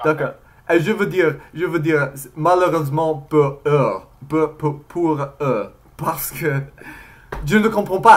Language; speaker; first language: French; non-native, learner; English